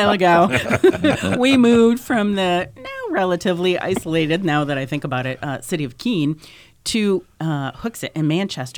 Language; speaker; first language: English; native; English